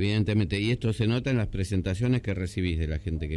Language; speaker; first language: Spanish; native; Spanish